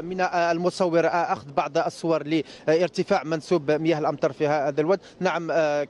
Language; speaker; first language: Arabic; native; Arabic